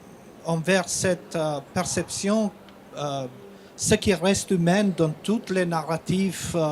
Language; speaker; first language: French; non-native, fluent; Albanian